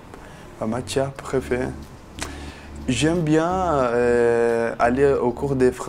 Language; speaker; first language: French; non-native, learner; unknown